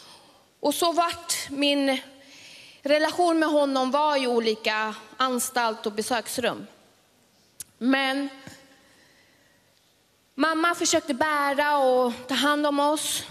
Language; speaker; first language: Swedish; early bilingual, other home language; Spanish